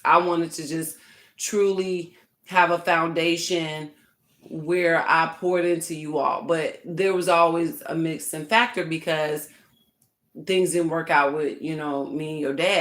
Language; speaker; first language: English; native; English